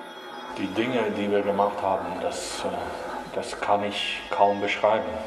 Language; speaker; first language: German; non-native, fluent; English